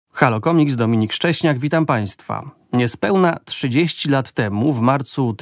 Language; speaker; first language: Polish; native; Polish